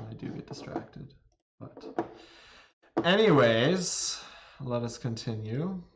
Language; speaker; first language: English; native; English